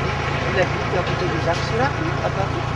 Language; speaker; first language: French; non-native, local second language; Malagasy